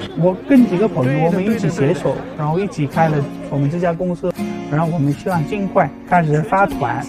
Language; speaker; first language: Chinese; non-native, fluent; Bulgarian